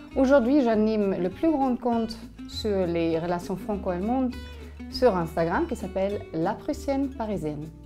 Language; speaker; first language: French; non-native, fluent; German